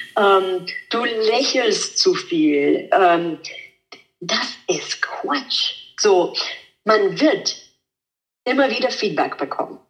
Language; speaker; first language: German; non-native, fluent; Italian